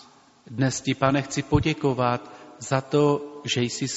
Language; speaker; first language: Czech; native; Czech